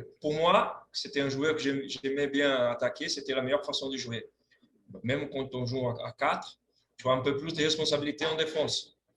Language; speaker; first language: French; non-native, fluent; Portuguese